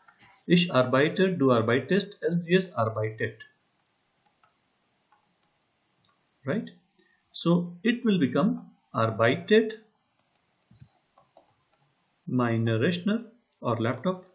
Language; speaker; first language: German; non-native, learner; Hindi